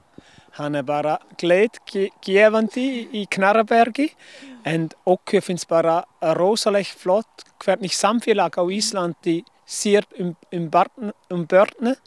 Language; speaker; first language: Icelandic; non-native, learner; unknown